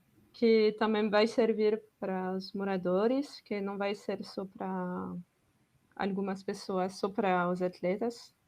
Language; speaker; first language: Portuguese; non-native, fluent; French